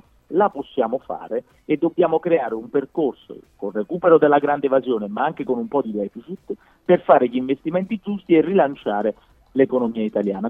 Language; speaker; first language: Italian; native; Italian